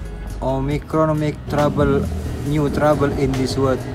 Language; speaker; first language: English; non-native, learner; Indonesian